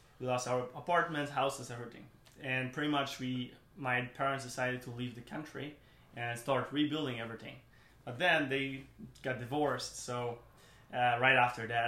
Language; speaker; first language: English; non-native, fluent; German